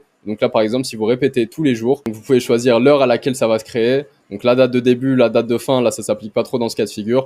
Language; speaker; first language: French; native; French